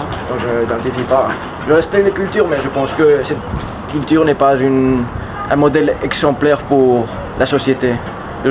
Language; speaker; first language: French; non-native, fluent; Spanish